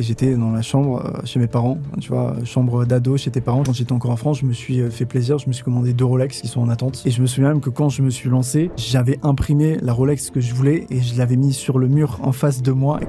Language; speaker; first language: French; native; French